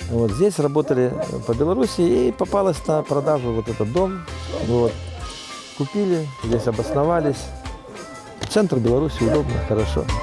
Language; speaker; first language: Russian; native; Russian